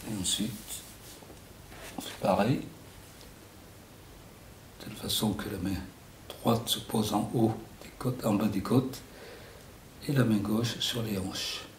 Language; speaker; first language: French; native; French